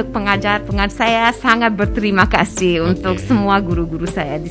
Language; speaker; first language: Indonesian; non-native, fluent; English